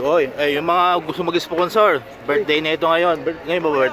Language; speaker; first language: Filipino; native; Filipino